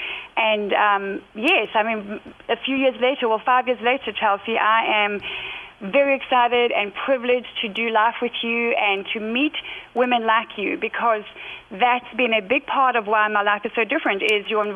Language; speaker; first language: English; native; English